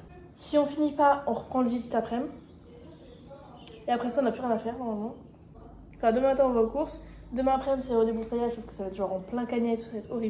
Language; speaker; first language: French; native; French